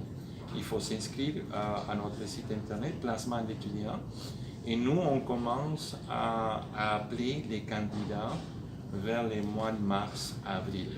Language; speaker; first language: French; native; French